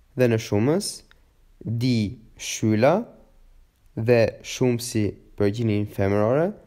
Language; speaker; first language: Albanian; native; Albanian